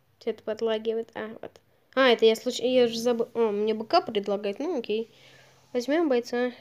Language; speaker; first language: Russian; native; Russian